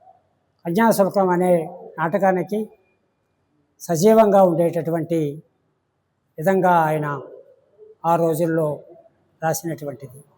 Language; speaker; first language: Telugu; native; Telugu